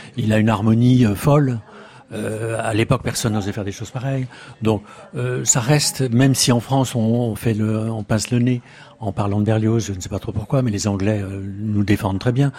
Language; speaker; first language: French; native; French